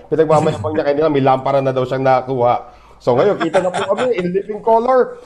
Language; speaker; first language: Filipino; native; Filipino